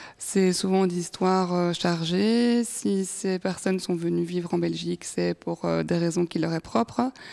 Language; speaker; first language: French; native; French